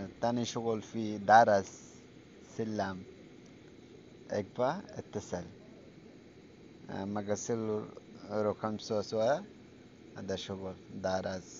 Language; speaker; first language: Arabic; non-native, learner; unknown